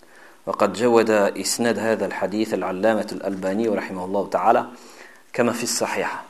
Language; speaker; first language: Arabic; non-native, fluent; French